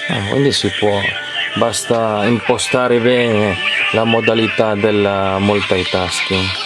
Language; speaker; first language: Italian; non-native, fluent; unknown